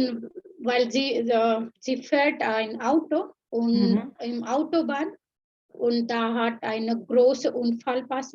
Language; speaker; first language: German; non-native, learner; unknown